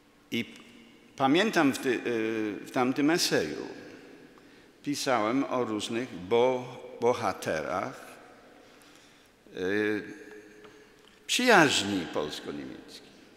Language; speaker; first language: Polish; non-native, fluent; English